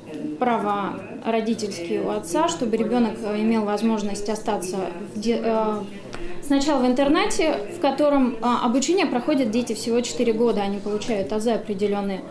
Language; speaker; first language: Russian; native; Russian